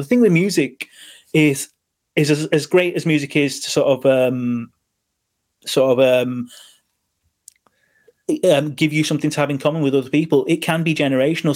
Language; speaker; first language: English; native; English